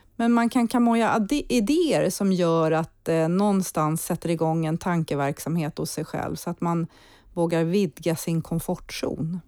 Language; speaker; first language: Swedish; early bilingual, heritage; Swedish